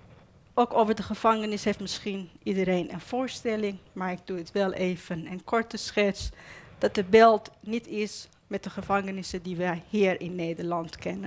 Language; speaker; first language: Dutch; non-native, fluent; Persian